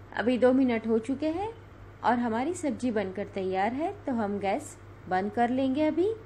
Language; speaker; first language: Hindi; non-native, local second language; Gujarati